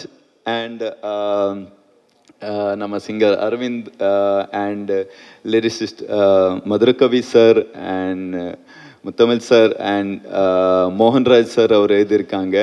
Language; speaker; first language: Tamil; non-native, fluent; Malayalam